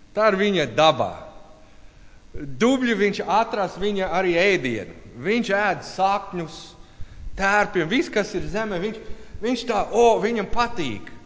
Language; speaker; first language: Latvian; non-native, learner; English